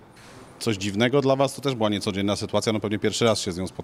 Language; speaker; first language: Polish; native; Polish